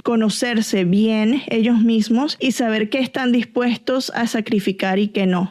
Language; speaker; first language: Spanish; native; Spanish